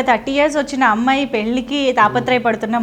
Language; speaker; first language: Telugu; native; Telugu